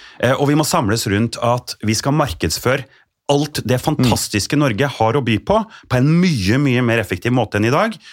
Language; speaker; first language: Norwegian; native; Norwegian